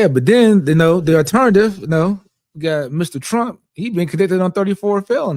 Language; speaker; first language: English; native; English